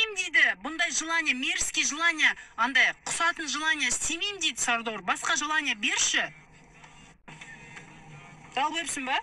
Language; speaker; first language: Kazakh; native; Kazakh